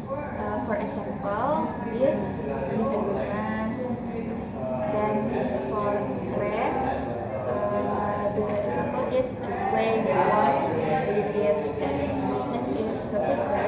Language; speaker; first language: English; non-native, learner; Indonesian